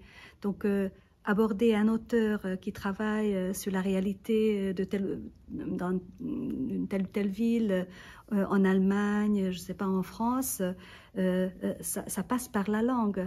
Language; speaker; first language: French; non-native, fluent; Hungarian